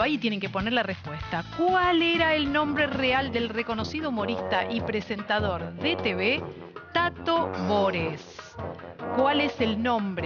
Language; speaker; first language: Spanish; native; Spanish